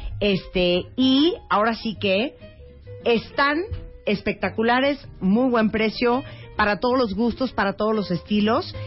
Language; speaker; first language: Spanish; native; Spanish